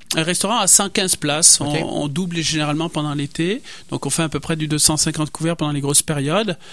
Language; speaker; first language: French; native; French